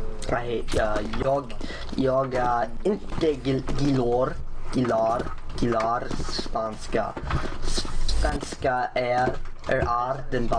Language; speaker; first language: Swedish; non-native, learner; English